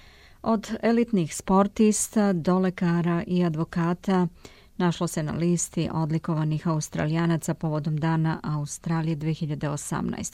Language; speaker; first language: Serbian; native; Serbian